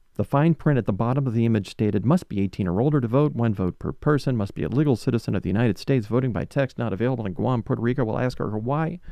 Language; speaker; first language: English; native; English